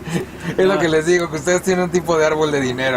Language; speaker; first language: Spanish; native; Spanish